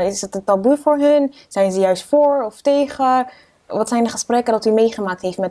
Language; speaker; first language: Dutch; native; Dutch